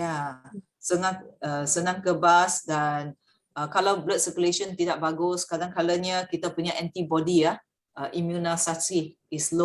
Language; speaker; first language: Malay; native; Malay